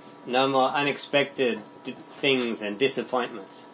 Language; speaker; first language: English; native; English